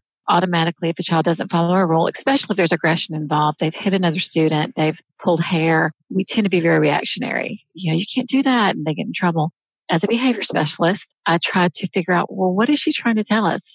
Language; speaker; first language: English; native; English